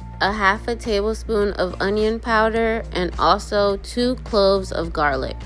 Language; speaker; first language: English; native; English